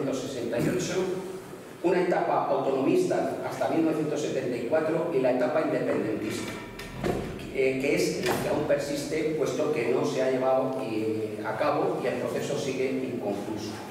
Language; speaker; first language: Spanish; native; Spanish